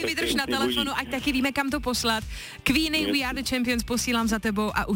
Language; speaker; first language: Czech; native; Czech